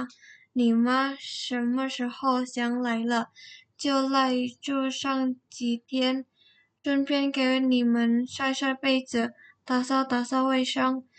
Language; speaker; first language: Chinese; non-native, learner; Indonesian